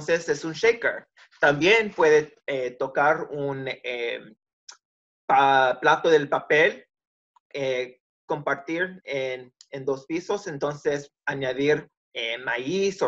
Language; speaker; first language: Spanish; early bilingual, heritage; Spanish